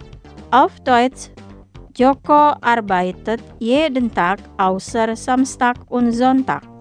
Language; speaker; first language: German; non-native, fluent; Indonesian